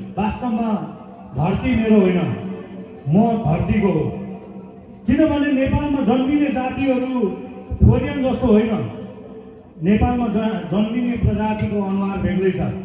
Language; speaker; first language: Nepali; non-native, local second language; Eastern Tamang